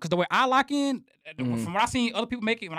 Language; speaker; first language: English; native; English